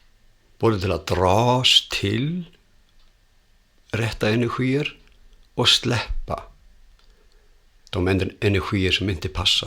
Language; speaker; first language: Swedish; non-native, fluent; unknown